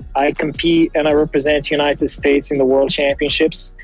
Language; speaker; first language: English; non-native, fluent; French